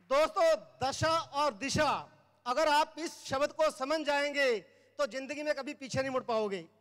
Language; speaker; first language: Hindi; native; Hindi